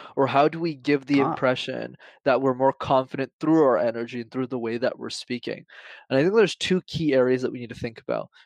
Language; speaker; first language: English; native; English